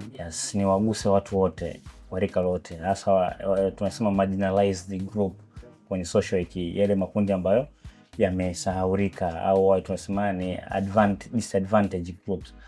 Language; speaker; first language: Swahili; native; Swahili